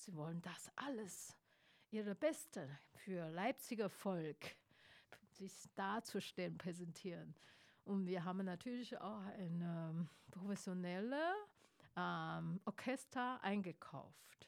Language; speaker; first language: German; non-native, fluent; Chinese